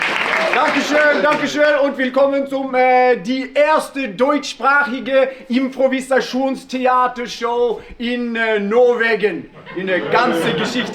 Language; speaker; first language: German; non-native, learner; Norwegian